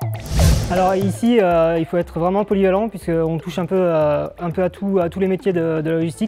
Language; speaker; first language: French; native; French